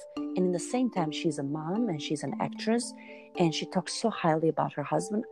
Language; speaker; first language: English; non-native, fluent; Albanian